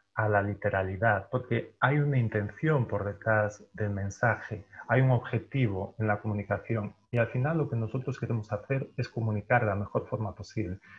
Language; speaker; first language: Spanish; native; Spanish